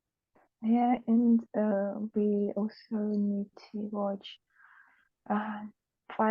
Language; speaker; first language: English; non-native, learner; Russian